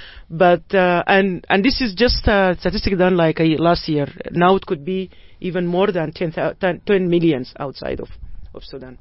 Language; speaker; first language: English; non-native, fluent; Arabic